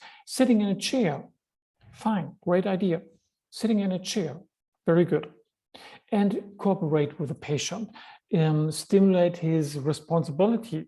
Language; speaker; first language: English; non-native, fluent; German